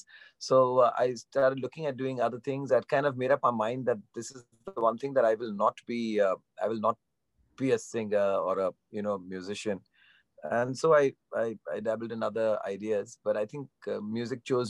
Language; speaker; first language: English; non-native, local second language; Bangla